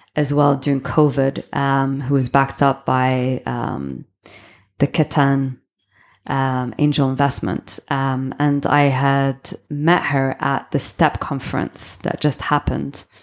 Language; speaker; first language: English; native; English